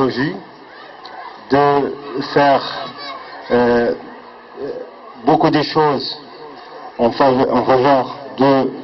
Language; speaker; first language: French; non-native, local second language; Arabic